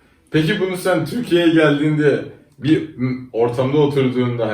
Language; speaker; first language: Turkish; native; Turkish